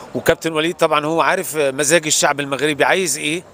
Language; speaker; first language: Arabic; native; Arabic